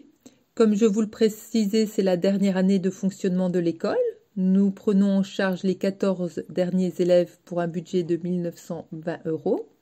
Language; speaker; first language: French; native; French